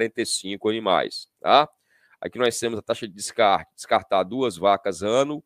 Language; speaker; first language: Portuguese; native; Portuguese